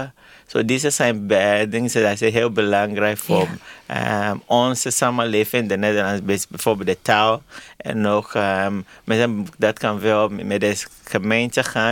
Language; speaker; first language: Dutch; non-native, learner; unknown